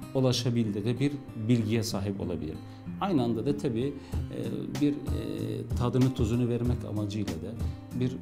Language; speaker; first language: Turkish; early bilingual, heritage; Arabic